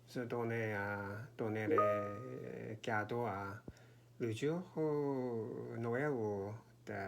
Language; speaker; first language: French; non-native, learner; Korean